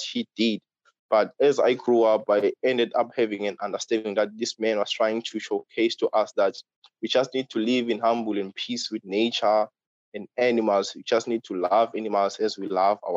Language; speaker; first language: English; non-native, local second language; Swati